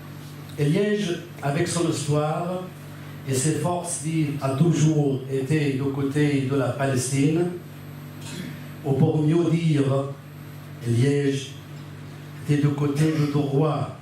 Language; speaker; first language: French; non-native, fluent; Arabic